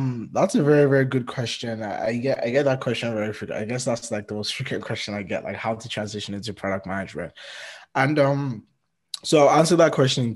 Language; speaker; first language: English; non-native, local second language; Yoruba